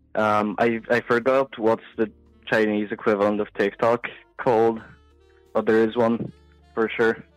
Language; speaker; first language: English; non-native, fluent; Polish